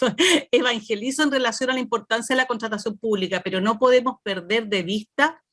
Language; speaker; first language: Spanish; native; Spanish